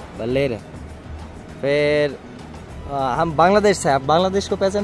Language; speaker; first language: Hindi; non-native, learner; Bangla